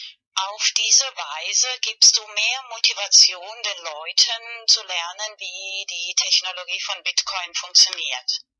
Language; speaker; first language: German; non-native, learner; Spanish